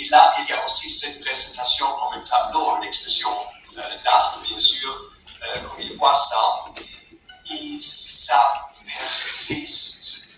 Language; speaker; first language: French; non-native, fluent; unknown